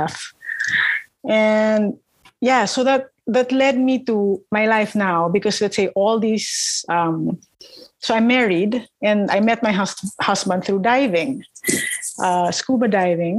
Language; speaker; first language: English; non-native, local second language; Filipino